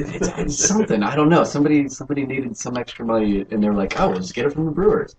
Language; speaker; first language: English; native; English